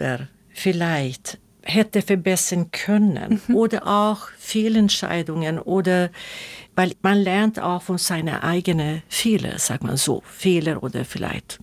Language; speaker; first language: German; non-native, fluent; Swedish